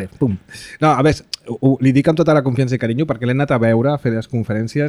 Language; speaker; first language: Catalan; native; Catalan